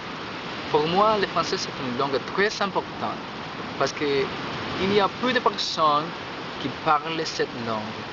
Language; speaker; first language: French; non-native, learner; Spanish